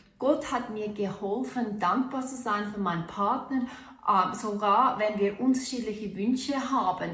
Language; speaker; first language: German; non-native, fluent; English